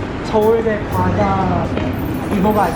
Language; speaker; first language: Korean; non-native, learner; Filipino